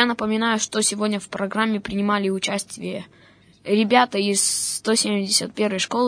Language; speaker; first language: Russian; native; Russian